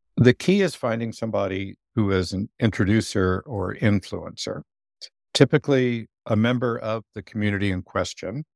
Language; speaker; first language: English; native; English